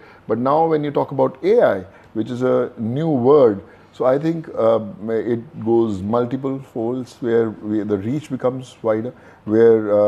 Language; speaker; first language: English; non-native, local second language; Punjabi